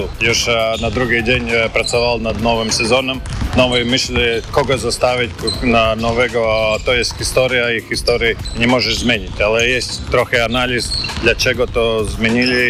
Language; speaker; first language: Polish; non-native, learner; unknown